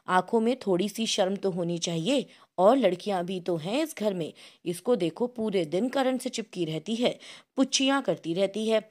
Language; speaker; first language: Hindi; native; Hindi